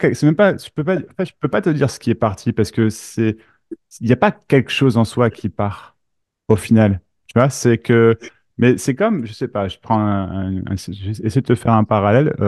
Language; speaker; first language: French; native; French